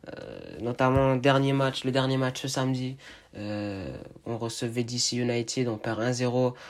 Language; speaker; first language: French; native; French